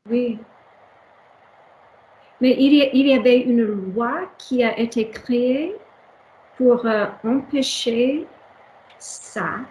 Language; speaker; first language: French; non-native, learner; English